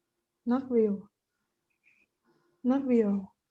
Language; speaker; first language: English; non-native, learner; Vietnamese